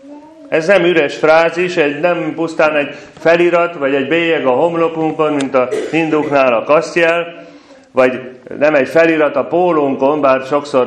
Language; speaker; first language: Hungarian; native; Hungarian